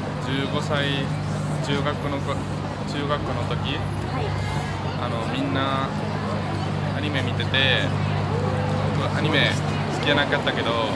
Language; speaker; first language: Japanese; non-native, fluent; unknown